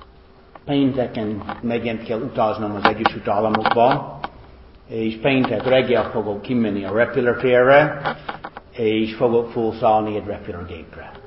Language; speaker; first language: Hungarian; non-native, fluent; English